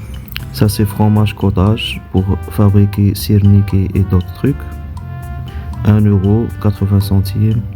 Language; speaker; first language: French; non-native, local second language; Arabic